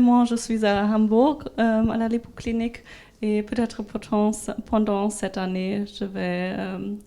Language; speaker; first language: French; non-native, fluent; German